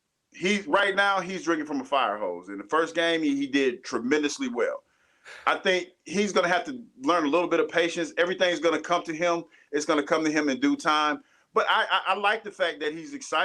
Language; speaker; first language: English; native; English